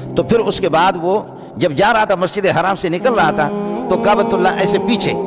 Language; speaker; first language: Urdu; non-native, local second language; Baluchi